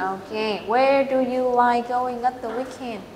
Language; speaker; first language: English; non-native, fluent; Vietnamese